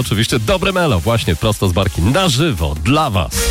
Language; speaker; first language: Polish; native; Polish